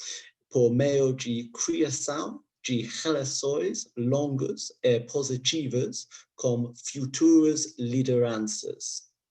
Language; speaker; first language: Portuguese; non-native, learner; English